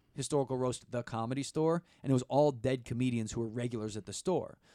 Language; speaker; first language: English; native; English